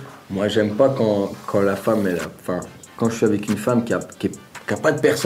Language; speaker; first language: French; early bilingual, other home language; Arabic